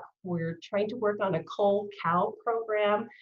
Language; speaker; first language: English; native; English